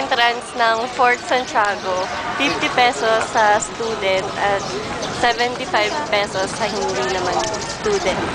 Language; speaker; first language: Filipino; native; Filipino